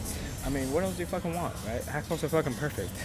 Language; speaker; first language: English; native; English